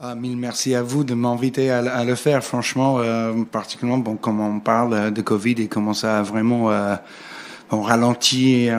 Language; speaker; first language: French; non-native, fluent; English